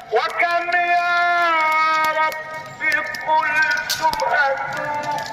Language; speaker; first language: Arabic; native; Arabic